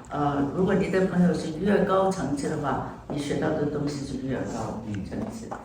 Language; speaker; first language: Chinese; non-native, local second language; Cantonese